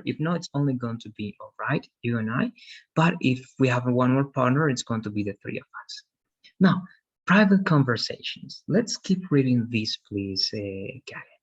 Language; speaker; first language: English; non-native, fluent; Spanish